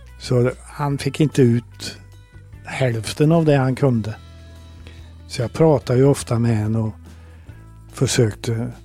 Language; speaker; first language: Swedish; native; Swedish